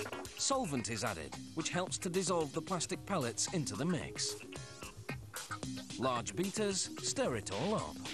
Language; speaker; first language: English; native; English